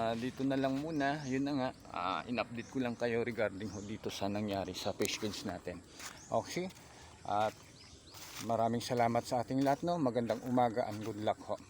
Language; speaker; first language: Filipino; non-native, local second language; Cebuano